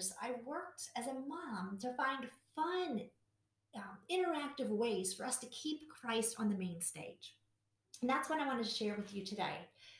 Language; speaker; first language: English; native; English